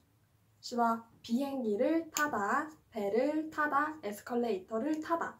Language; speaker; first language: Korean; non-native, fluent; Chinese